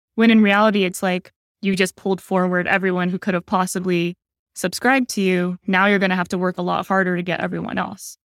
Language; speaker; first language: English; native; English